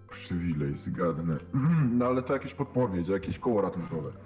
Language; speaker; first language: Polish; native; Polish